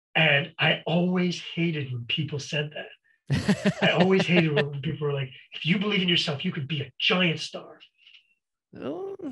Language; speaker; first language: English; native; English